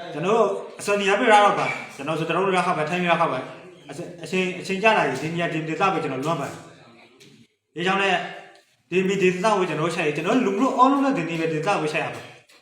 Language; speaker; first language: Burmese; native; Burmese